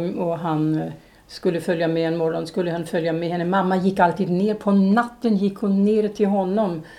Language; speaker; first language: Swedish; non-native, fluent; German